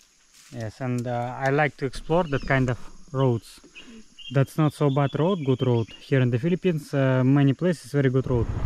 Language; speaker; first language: English; non-native, learner; Russian